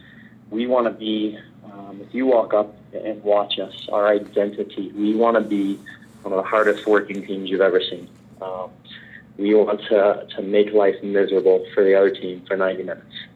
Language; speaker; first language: English; native; English